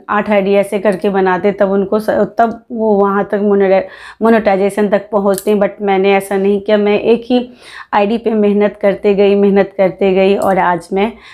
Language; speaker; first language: Hindi; native; Hindi